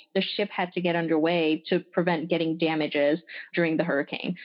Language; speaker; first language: English; early bilingual, other home language; French